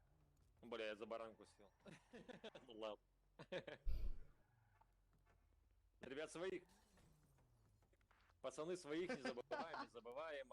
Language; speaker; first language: Russian; native; Russian